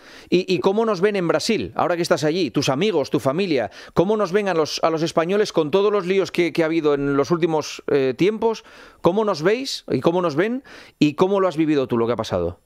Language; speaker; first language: Spanish; native; Spanish